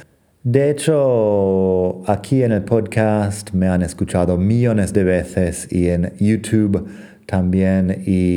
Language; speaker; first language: Spanish; non-native, fluent; English